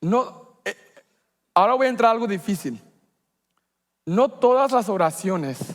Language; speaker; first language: Spanish; early bilingual, heritage; Spanish